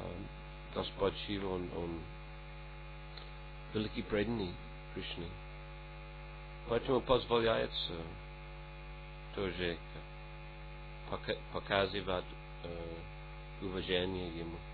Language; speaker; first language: Russian; non-native, fluent; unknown